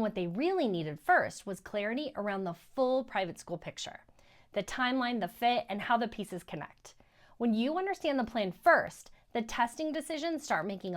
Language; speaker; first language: English; native; English